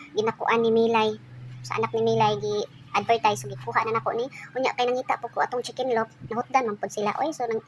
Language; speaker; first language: Cebuano; non-native, local second language; Hiligaynon